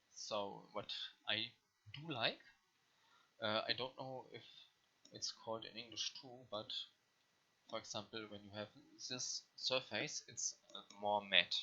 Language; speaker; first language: English; non-native, learner; German